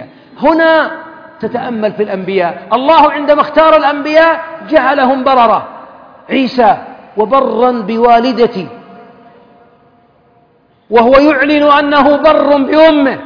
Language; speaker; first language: Arabic; native; Arabic